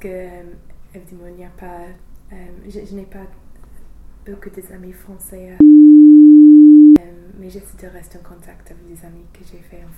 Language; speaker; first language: French; non-native, learner; English